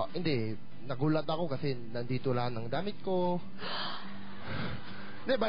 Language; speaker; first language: Filipino; non-native, learner; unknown